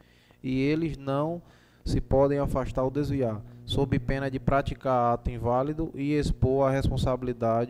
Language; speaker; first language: Portuguese; native; Portuguese